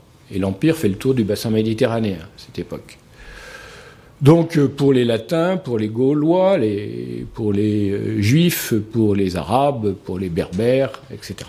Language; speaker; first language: French; native; French